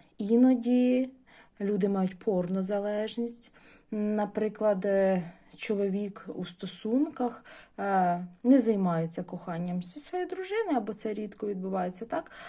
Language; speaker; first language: Ukrainian; non-native, local second language; Russian